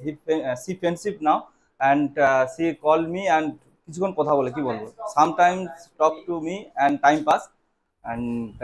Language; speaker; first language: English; non-native, learner; Bangla